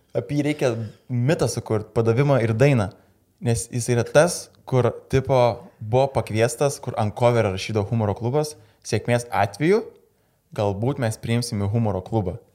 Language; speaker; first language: Lithuanian; native; Lithuanian